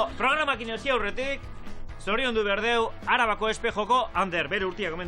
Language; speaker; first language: Basque; native; Basque